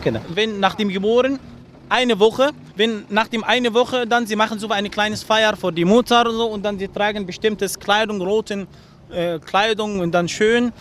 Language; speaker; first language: German; non-native, learner; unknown